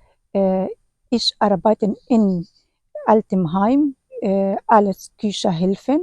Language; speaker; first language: German; non-native, learner; Arabic